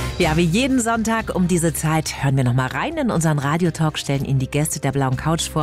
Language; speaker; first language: German; native; German